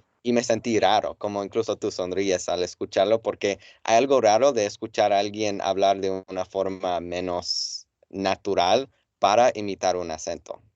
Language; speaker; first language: Spanish; non-native, fluent; English